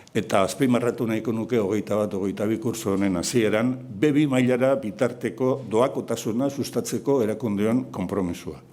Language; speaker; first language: Basque; native; Basque